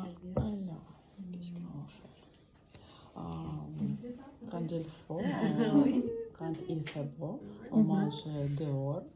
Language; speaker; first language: French; non-native, learner; Vietnamese